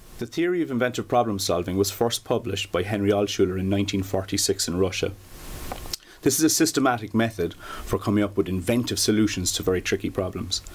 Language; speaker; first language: English; native; English